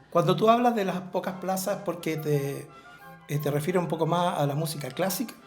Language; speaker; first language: Spanish; native; Spanish